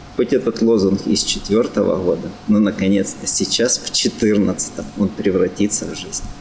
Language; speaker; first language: Russian; native; Russian